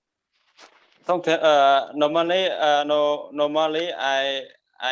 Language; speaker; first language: English; non-native, learner; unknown